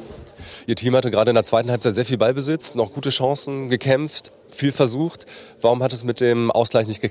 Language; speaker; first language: German; native; German